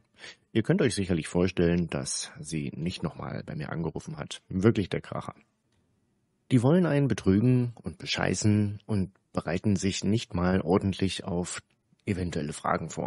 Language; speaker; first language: German; native; German